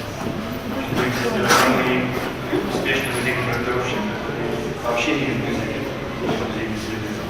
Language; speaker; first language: Russian; native; Russian